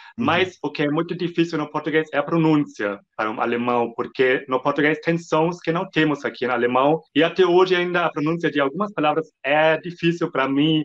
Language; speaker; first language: Portuguese; non-native, fluent; German